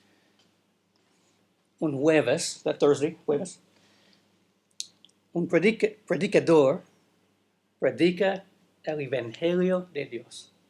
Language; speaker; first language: Spanish; non-native, learner; English